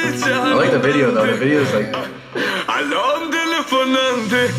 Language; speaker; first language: English; native; English